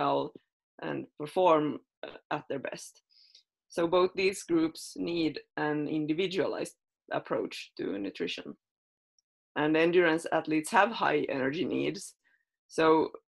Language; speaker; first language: English; non-native, fluent; Finnish